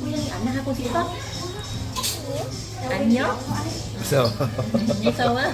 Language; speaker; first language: Korean; non-native, learner; Vietnamese